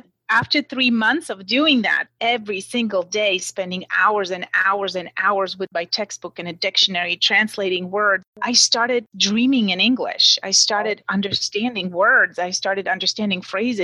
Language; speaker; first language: English; non-native, fluent; Slovak